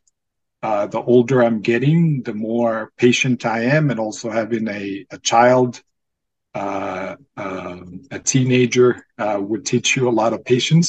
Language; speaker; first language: English; non-native, fluent; Arabic